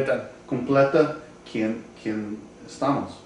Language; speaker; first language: Spanish; non-native, learner; English